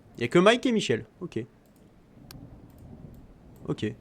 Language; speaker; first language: French; native; French